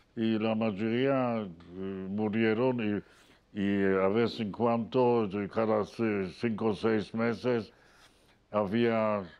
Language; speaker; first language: Spanish; non-native, fluent; Polish